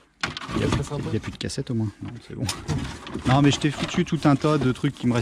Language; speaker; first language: French; native; French